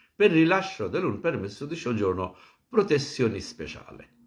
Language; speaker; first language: Italian; non-native, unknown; Bangla